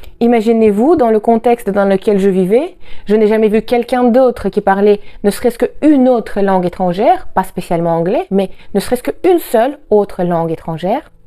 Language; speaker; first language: French; non-native, fluent; Russian